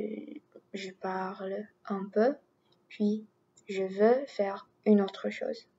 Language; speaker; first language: French; non-native, learner; English